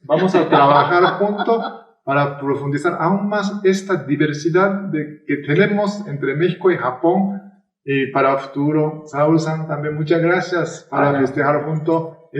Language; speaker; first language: Spanish; non-native, fluent; Japanese